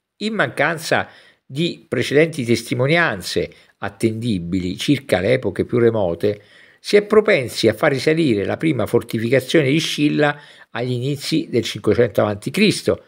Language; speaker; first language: Italian; native; Italian